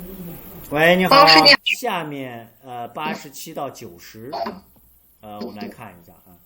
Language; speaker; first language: Chinese; native; Chinese